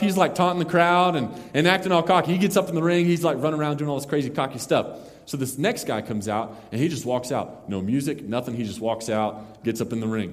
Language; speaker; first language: English; native; English